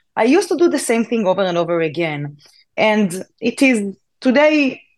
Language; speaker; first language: English; non-native, fluent; Hebrew